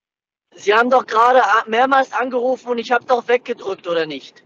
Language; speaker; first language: German; native; German